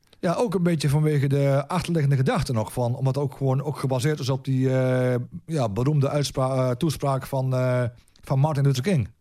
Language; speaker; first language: Dutch; native; Dutch